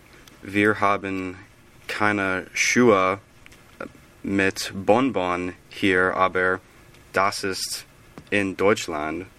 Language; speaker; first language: German; non-native, learner; English